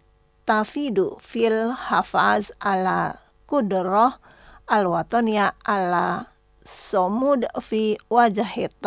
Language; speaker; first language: Arabic; non-native, fluent; Indonesian